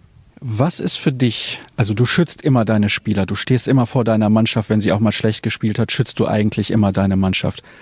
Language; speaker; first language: German; native; German